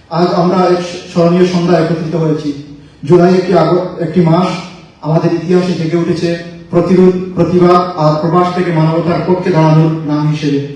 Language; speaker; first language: Bangla; native; Bangla